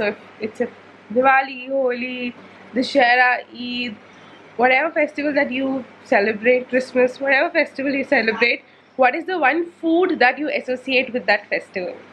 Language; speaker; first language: English; non-native, local second language; Hindi